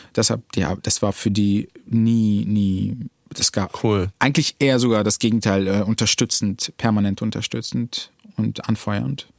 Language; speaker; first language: German; early bilingual, other home language; Arabic